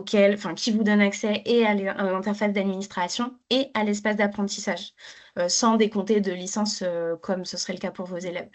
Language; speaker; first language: French; native; French